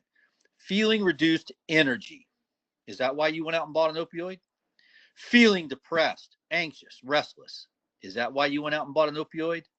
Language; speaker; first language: English; native; English